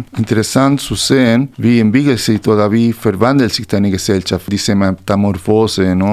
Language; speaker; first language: German; non-native, fluent; Spanish